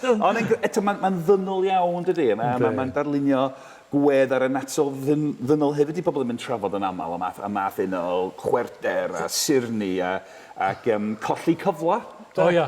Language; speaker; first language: Welsh; native; Welsh